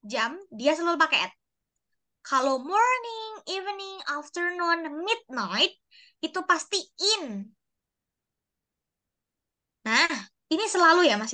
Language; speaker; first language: Indonesian; native; Indonesian